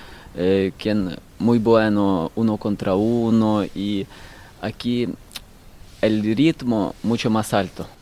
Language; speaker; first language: Spanish; non-native, learner; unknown